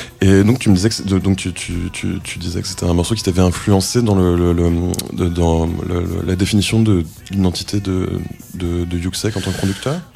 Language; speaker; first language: French; native; French